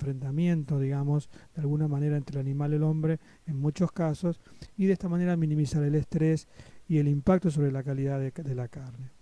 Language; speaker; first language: Spanish; native; Spanish